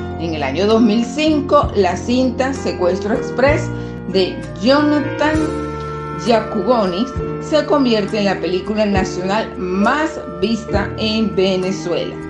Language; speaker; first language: Spanish; native; Spanish